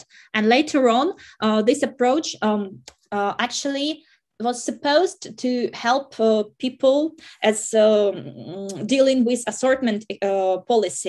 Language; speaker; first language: English; non-native, fluent; Russian